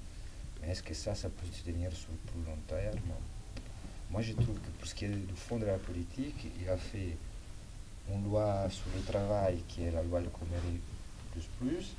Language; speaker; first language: French; non-native, fluent; Italian